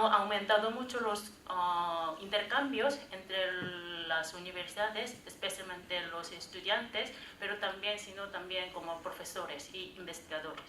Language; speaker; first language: Spanish; non-native, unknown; Korean